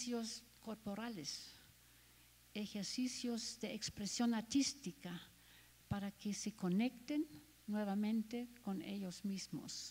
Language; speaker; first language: Spanish; non-native, fluent; German